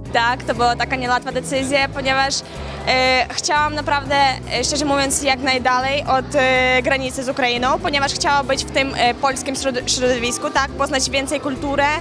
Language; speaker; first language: Polish; non-native, fluent; Ukrainian